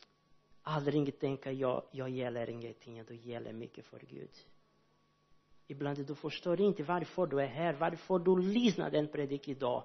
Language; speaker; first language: Swedish; non-native, learner; Portuguese